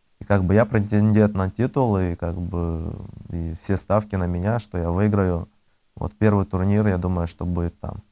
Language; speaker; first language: Russian; early bilingual, other home language; Azerbaijani